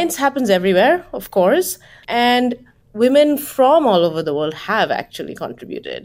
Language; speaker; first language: English; non-native, local second language; Bangla